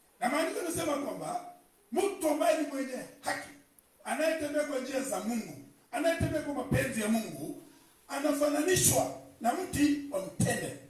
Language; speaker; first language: Swahili; non-native, local second language; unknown